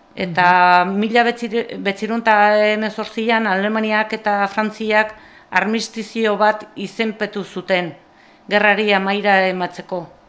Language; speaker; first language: Basque; non-native, local second language; Spanish